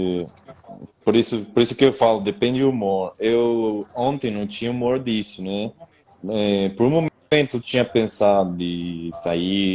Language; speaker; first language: Portuguese; non-native, fluent; Spanish